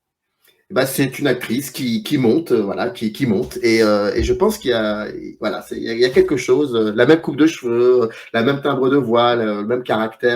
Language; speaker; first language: French; native; French